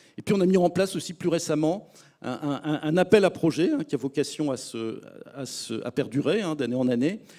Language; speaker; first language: French; native; French